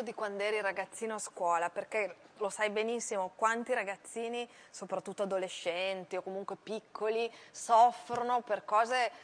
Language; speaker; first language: Italian; native; Italian